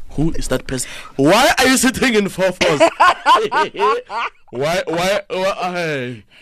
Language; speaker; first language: English; non-native, local second language; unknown